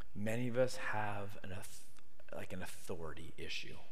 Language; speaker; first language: English; native; English